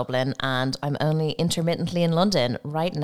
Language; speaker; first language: English; native; English